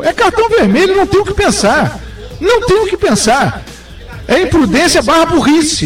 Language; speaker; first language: Portuguese; native; Portuguese